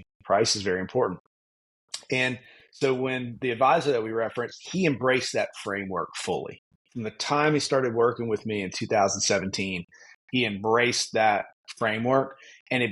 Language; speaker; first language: English; native; English